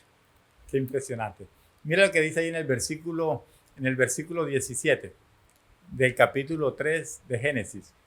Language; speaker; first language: Spanish; native; Spanish